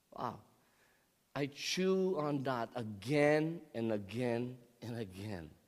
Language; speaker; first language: English; non-native, local second language; Filipino